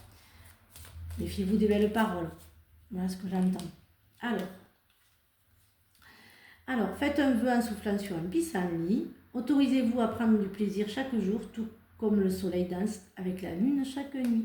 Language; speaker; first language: French; native; French